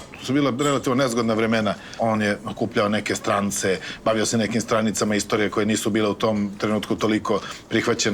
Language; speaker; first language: Bosnian; native; Bosnian